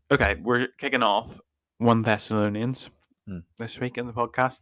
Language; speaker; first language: English; native; English